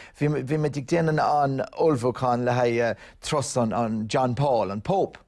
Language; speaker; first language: Irish; non-native, local second language; English